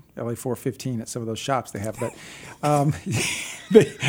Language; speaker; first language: English; native; English